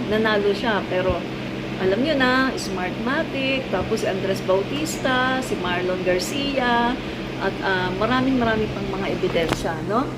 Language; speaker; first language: Filipino; non-native, local second language; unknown